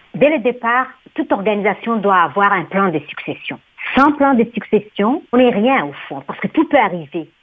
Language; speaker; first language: French; non-native, local second language; Somali